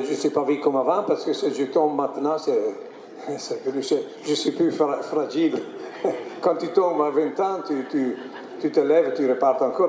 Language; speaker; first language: French; non-native, fluent; Italian